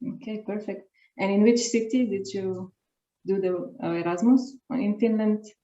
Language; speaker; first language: English; non-native, fluent; Slovenian